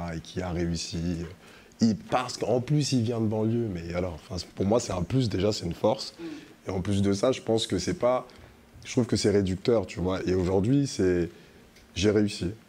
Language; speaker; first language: French; early bilingual, other home language; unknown